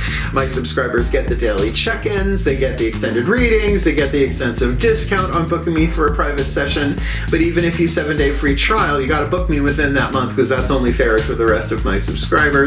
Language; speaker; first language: English; native; English